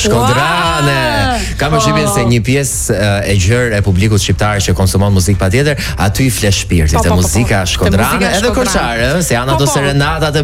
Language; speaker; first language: Albanian; native; Albanian